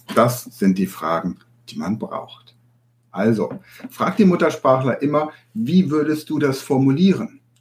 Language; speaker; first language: German; native; German